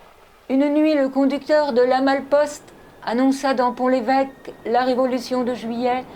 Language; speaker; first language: French; native; French